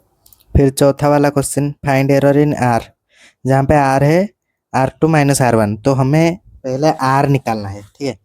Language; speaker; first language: Hindi; native; Hindi